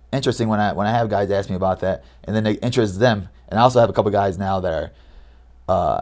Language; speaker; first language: English; native; English